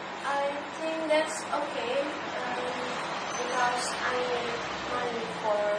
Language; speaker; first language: English; non-native, learner; Indonesian